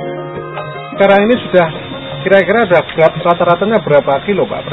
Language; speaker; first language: Indonesian; native; Indonesian